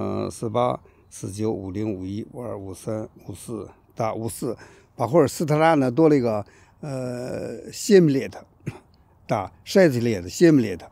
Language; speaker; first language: Russian; non-native, learner; Chinese